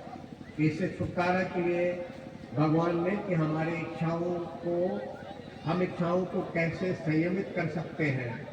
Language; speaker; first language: Hindi; native; Hindi